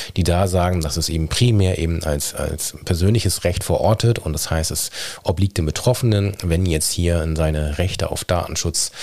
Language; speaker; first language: German; native; German